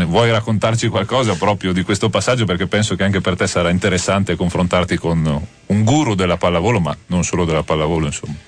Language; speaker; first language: Italian; native; Italian